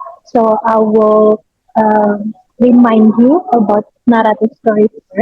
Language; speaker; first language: English; non-native, learner; Indonesian